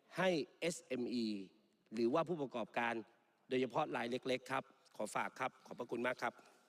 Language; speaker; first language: Thai; native; Thai